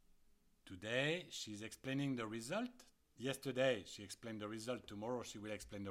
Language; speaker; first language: English; non-native, fluent; French